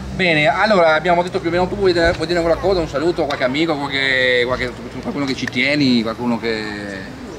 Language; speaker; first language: Italian; native; Italian